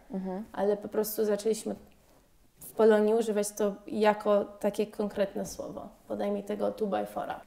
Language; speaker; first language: Polish; early bilingual, heritage; Polish